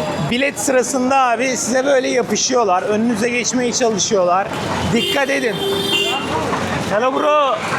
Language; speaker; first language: Turkish; native; Turkish